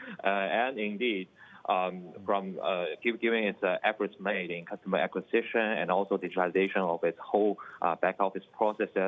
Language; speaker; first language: English; non-native, fluent; Chinese